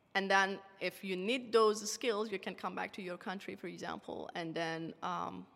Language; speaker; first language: English; non-native, fluent; Persian